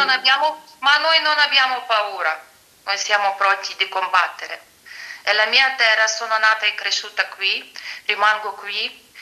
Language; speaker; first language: Italian; non-native, fluent; Ukrainian